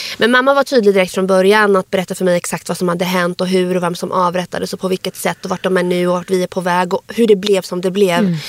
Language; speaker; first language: Swedish; early bilingual, other home language; Arabic